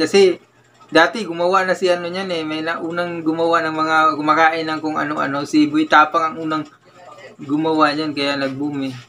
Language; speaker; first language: Filipino; non-native, local second language; Cebuano